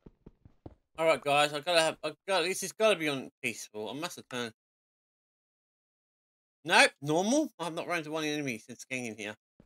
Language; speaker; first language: English; native; English